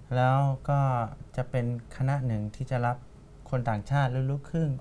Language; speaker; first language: Thai; non-native, fluent; English